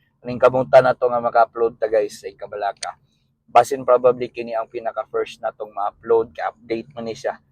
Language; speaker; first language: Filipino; non-native, local second language; Cebuano